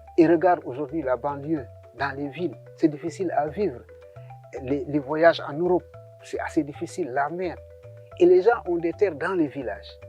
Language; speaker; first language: French; non-native, local second language; Serer